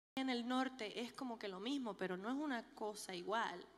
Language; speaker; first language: Spanish; early bilingual, other home language; English